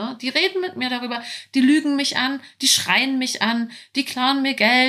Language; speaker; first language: German; native; German